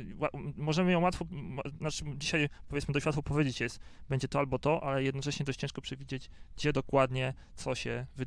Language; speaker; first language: Polish; native; Polish